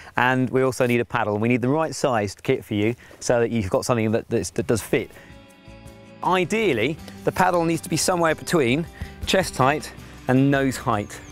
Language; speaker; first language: English; native; English